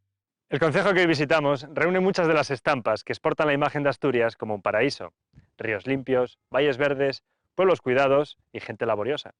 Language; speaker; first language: Spanish; native; Spanish